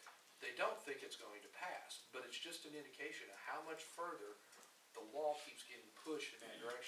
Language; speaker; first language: English; native; English